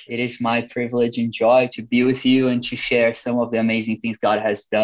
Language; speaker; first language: English; non-native, fluent; Portuguese